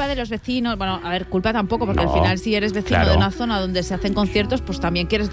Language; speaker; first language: Spanish; native; Spanish